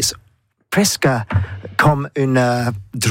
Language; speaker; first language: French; non-native, learner; English